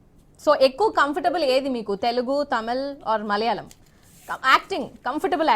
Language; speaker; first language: Telugu; native; Telugu